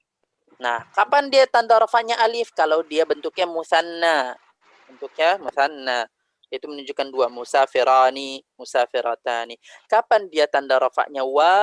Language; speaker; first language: Indonesian; native; Indonesian